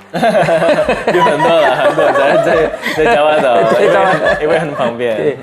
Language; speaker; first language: Chinese; non-native, fluent; Indonesian